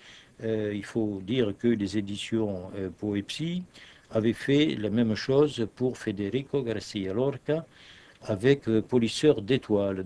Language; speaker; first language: French; native; French